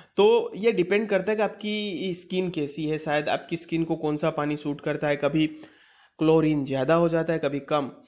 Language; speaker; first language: Hindi; non-native, local second language; Gujarati